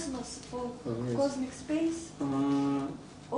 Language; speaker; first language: English; non-native, learner; Russian